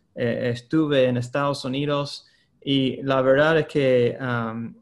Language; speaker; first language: Spanish; non-native, fluent; English